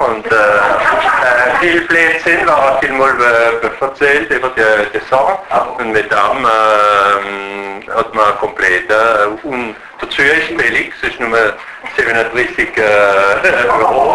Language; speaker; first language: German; non-native, learner; French